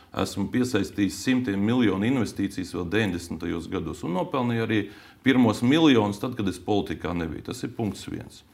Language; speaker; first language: Latvian; native; Latvian